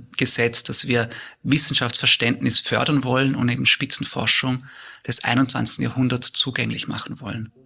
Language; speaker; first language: German; native; German